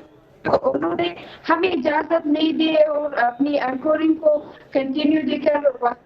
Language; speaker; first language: Hindi; non-native, fluent; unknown